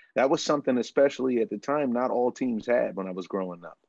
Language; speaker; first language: English; native; English